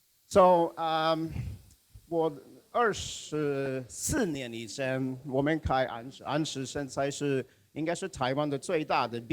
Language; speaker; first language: Chinese; non-native, fluent; Swedish